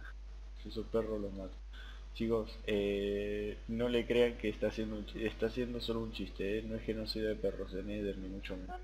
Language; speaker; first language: Spanish; native; Spanish